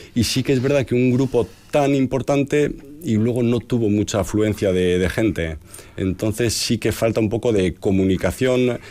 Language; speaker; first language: Spanish; early bilingual, heritage; Spanish